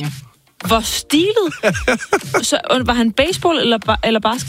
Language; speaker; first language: Danish; native; Danish